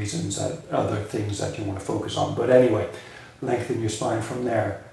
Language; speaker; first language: English; native; English